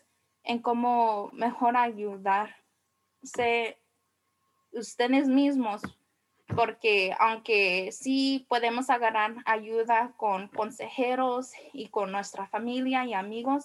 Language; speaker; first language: Spanish; early bilingual, heritage; Spanish